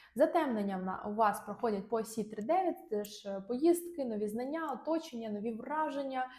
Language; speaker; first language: Ukrainian; non-native, local second language; Russian